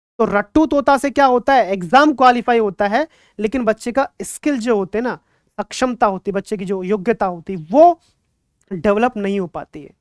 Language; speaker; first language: Hindi; native; Hindi